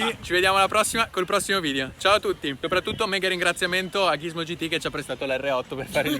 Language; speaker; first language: Italian; native; Italian